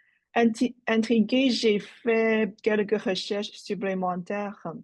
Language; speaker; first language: French; non-native, fluent; Chinese